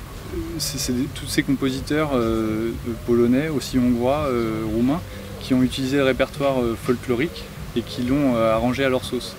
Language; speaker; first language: French; native; French